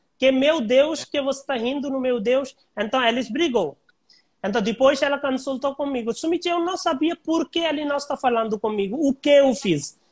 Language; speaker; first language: Portuguese; non-native, learner; Hindi